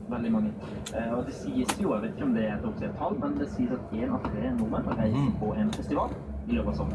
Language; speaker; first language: Norwegian; native; Norwegian